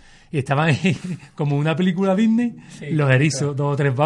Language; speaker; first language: Spanish; native; Spanish